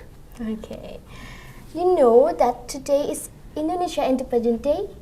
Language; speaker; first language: English; non-native, learner; Indonesian